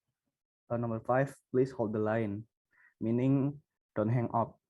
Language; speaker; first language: English; non-native, learner; Indonesian